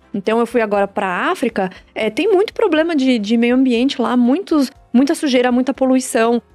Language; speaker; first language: Portuguese; native; Portuguese